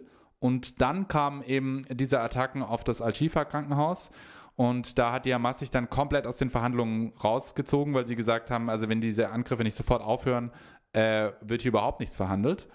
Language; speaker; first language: German; native; German